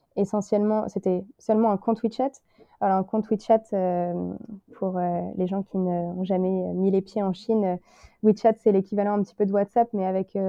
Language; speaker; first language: French; native; French